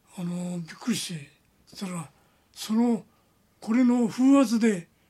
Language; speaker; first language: Japanese; native; Japanese